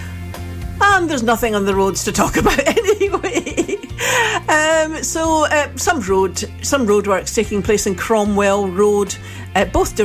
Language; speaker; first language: English; native; English